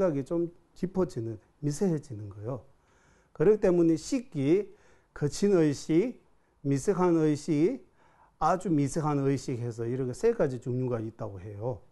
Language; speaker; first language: Korean; non-native, fluent; Tibetan